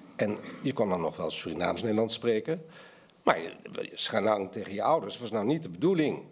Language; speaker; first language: Dutch; native; Dutch